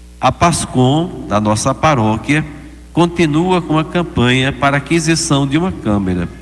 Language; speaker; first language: Portuguese; native; Portuguese